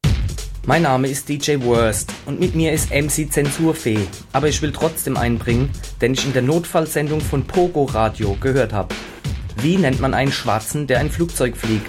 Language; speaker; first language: German; native; German